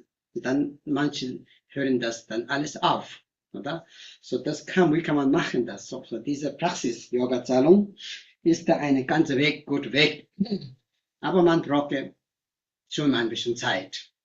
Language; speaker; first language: German; non-native, learner; Tibetan